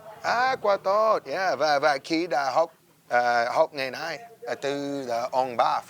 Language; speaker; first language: Vietnamese; non-native, learner; English